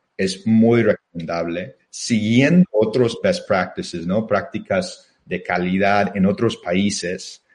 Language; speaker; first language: Spanish; non-native, fluent; English